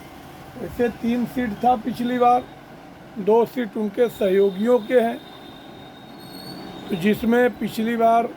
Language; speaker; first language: Hindi; native; Hindi